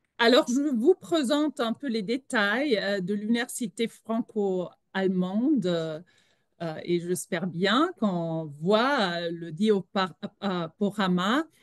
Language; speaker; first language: French; non-native, fluent; German